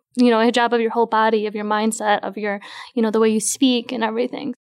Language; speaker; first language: English; native; English